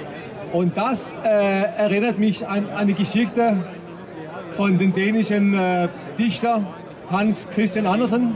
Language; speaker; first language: German; non-native, fluent; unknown